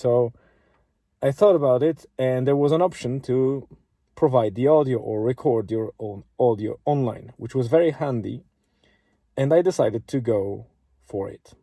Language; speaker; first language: English; non-native, fluent; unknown